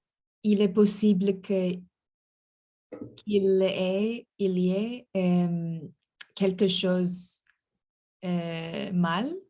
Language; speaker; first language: French; non-native, learner; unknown